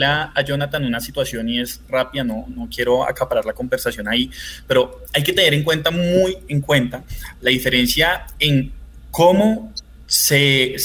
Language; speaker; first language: Spanish; native; Spanish